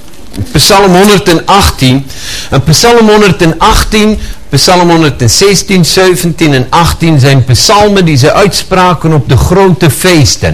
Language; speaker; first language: Dutch; non-native, fluent; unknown